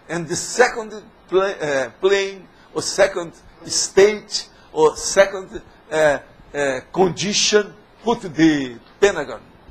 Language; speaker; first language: English; non-native, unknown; Portuguese